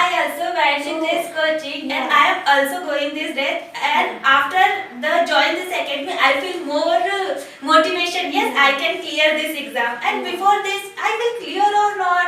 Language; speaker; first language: English; non-native, learner; Hindi